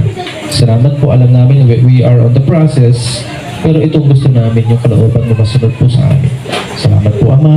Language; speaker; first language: Filipino; native; Filipino